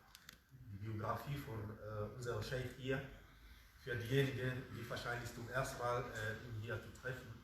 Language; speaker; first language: German; non-native, fluent; Fula